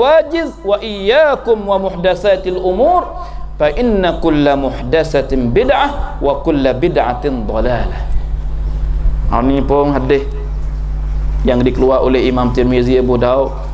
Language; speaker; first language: Malay; native; Malay